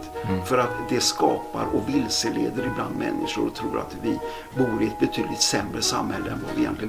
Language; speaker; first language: Swedish; native; Swedish